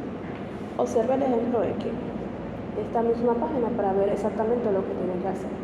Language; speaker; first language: Spanish; native; Spanish